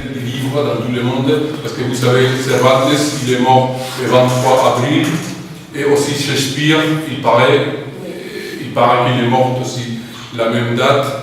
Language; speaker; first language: French; non-native, fluent; Spanish